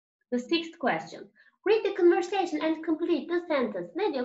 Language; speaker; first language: English; non-native, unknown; Turkish